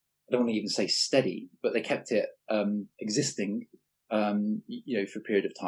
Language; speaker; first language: English; native; English